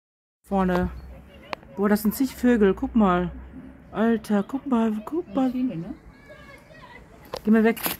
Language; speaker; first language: German; native; German